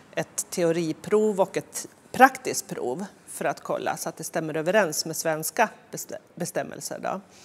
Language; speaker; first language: Swedish; native; Swedish